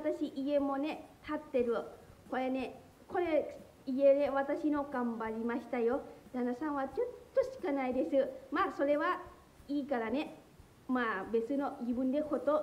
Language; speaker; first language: Japanese; non-native, learner; Lao